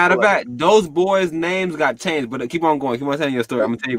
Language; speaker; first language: English; native; English